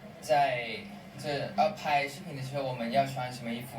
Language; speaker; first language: Chinese; non-native, learner; Thai